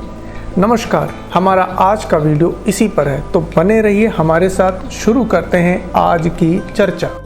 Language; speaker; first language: Hindi; native; Hindi